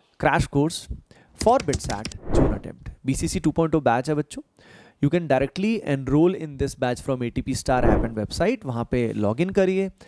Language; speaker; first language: Hindi; native; Hindi